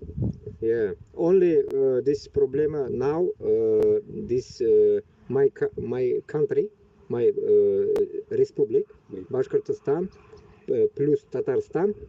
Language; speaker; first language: English; non-native, learner; Bashkir